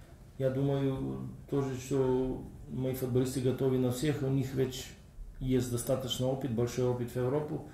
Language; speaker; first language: Russian; non-native, learner; Bulgarian